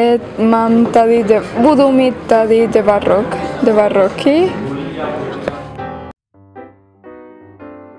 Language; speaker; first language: Czech; non-native, learner; Spanish